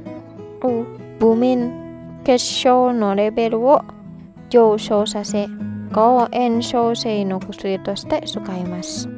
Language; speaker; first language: Japanese; non-native, fluent; Indonesian